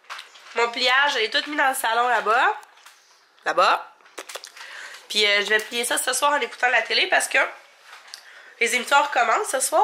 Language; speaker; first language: French; native; French